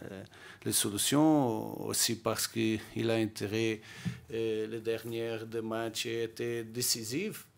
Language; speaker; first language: French; non-native, learner; Portuguese